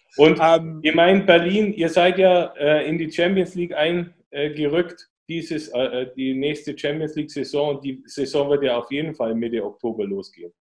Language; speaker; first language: German; native; German